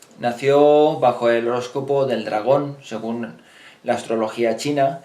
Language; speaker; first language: Spanish; native; Spanish